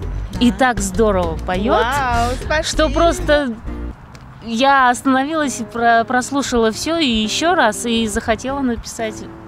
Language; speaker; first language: Russian; native; Russian